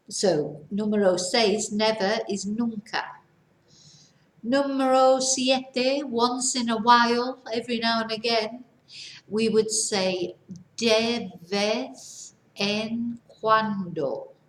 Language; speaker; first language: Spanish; non-native, fluent; English